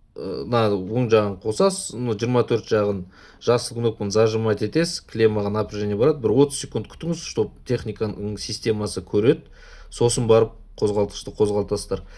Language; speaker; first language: Kazakh; non-native, local second language; Russian